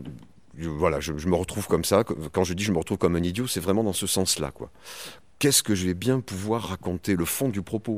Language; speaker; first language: French; native; French